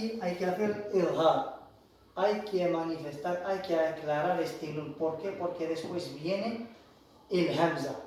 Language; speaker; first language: Spanish; non-native, fluent; Arabic